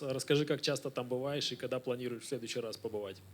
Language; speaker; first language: Russian; native; Russian